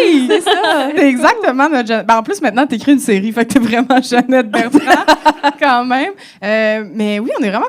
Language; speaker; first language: French; native; French